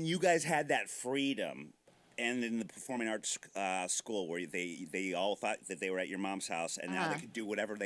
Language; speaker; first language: English; native; English